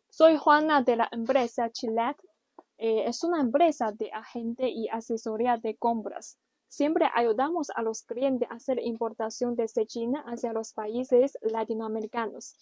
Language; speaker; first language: Spanish; non-native, learner; Chinese